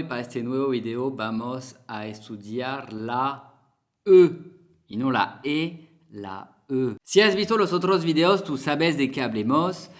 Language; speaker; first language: Spanish; non-native, fluent; French